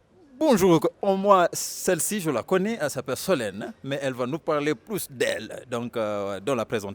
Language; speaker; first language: French; non-native, fluent; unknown